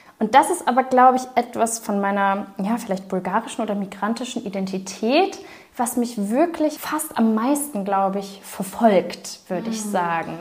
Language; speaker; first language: German; early bilingual, other home language; Bulgarian